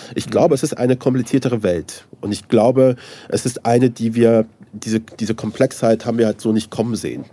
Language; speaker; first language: German; early bilingual, other home language; Persian